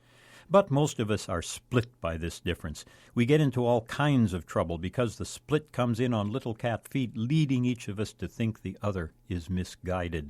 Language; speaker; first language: English; native; English